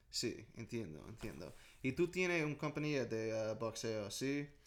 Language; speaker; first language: Spanish; non-native, learner; English